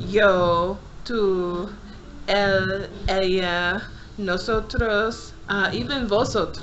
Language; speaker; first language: Spanish; non-native, learner; English